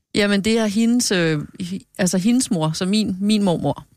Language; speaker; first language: Danish; native; Danish